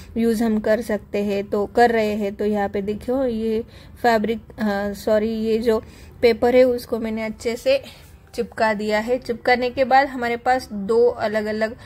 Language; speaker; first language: Hindi; non-native, local second language; Marathi